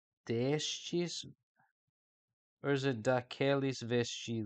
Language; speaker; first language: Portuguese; non-native, learner; English